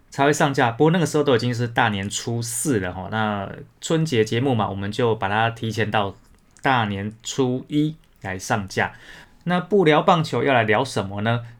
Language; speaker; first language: Chinese; native; Chinese